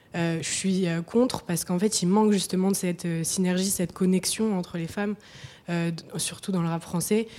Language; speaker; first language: French; native; French